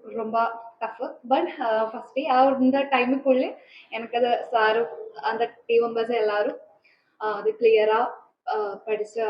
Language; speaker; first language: Tamil; non-native, learner; Malayalam